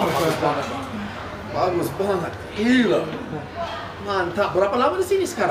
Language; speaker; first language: Indonesian; non-native, fluent; English